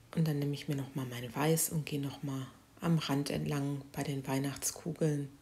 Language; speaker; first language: German; native; German